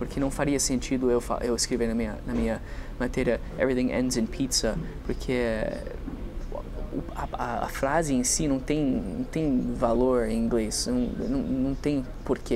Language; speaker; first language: Portuguese; non-native, fluent; English